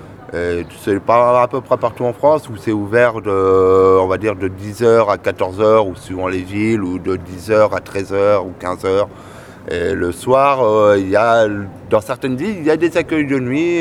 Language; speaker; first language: French; native; French